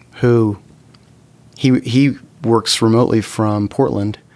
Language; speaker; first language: English; native; English